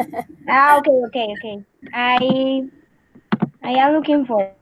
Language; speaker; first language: English; non-native, learner; Spanish